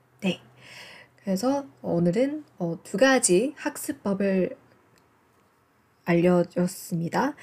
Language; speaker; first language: Korean; non-native, fluent; English